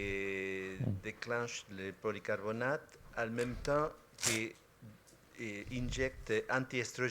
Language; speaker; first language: French; non-native, fluent; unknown